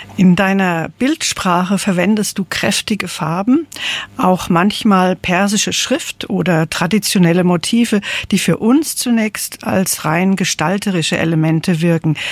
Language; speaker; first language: German; native; German